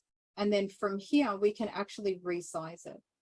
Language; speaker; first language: English; native; English